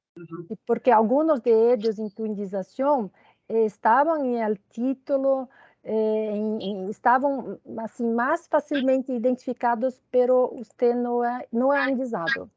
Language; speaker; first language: Spanish; non-native, fluent; Portuguese